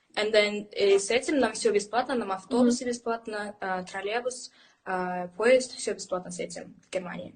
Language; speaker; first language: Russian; early bilingual, heritage; English